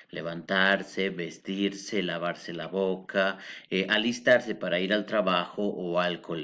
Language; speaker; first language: Spanish; native; Spanish